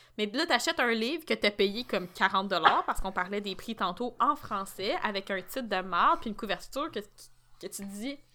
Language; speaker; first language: French; native; French